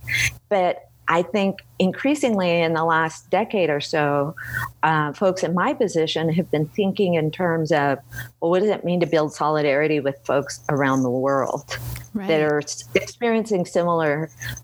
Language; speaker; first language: English; native; English